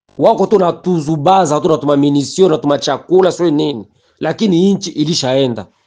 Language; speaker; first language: Swahili; native; Swahili